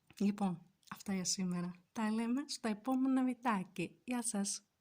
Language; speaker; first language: Greek; non-native, fluent; Turkish